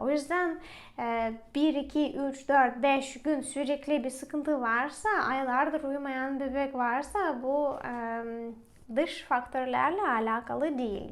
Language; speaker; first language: Turkish; non-native, fluent; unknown